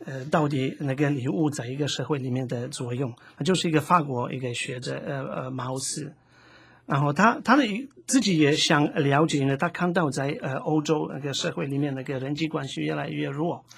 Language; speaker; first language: Chinese; non-native, fluent; Polish